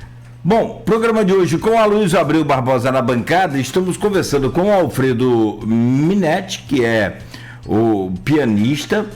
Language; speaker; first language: Portuguese; native; Portuguese